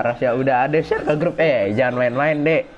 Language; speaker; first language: Indonesian; native; Indonesian